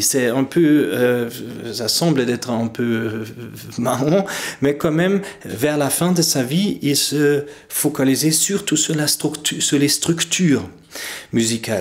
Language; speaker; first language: French; non-native, fluent; German